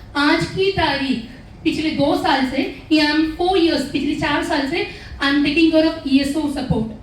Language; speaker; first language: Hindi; non-native, local second language; Malayalam